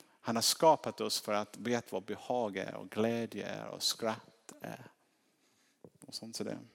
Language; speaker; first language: Swedish; non-native, fluent; English